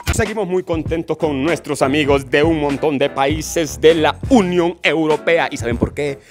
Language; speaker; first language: Spanish; native; Spanish